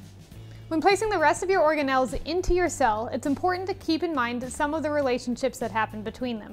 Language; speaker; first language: English; native; English